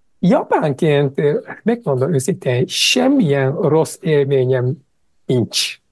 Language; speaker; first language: Hungarian; non-native, fluent; Japanese